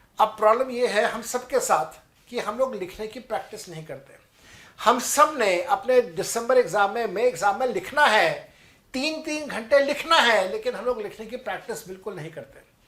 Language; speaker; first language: Hindi; non-native, local second language; Punjabi